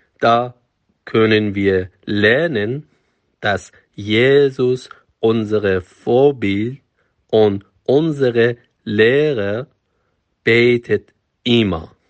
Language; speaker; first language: German; non-native, fluent; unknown